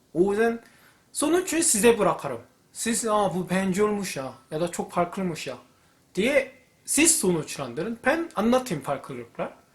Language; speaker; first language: Turkish; non-native, fluent; Korean